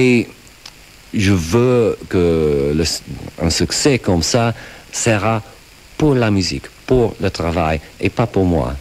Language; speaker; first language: French; non-native, fluent; English